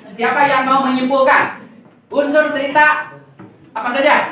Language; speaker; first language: Indonesian; native; Indonesian